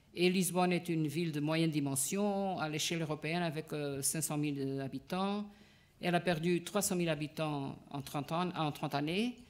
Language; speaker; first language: French; non-native, fluent; Portuguese